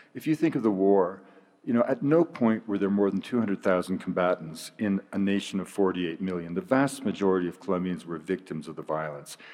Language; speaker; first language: English; native; English